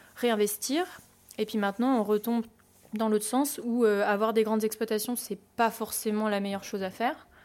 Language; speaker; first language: French; native; French